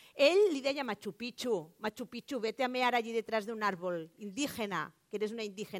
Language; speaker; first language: Spanish; non-native, local second language; Catalan